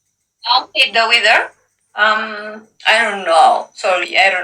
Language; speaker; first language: English; non-native, local second language; Amharic